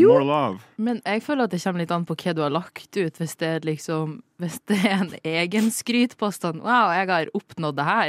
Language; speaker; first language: Norwegian; native; Norwegian